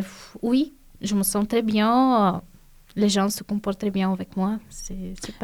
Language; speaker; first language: French; non-native, fluent; Bulgarian